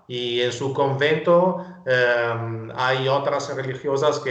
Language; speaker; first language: Spanish; non-native, fluent; Italian